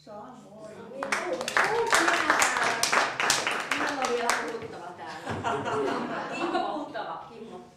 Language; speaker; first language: Finnish; native; Finnish